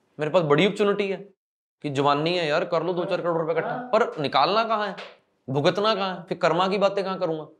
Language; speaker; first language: Hindi; non-native, local second language; Punjabi